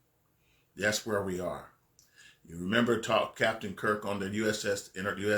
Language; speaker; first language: English; native; English